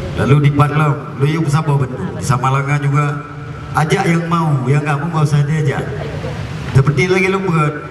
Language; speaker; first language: Malay; non-native, local second language; Achinese